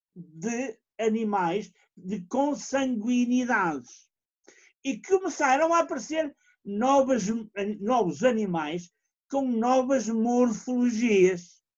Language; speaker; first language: Portuguese; native; Portuguese